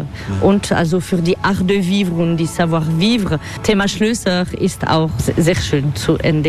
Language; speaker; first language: German; non-native, fluent; French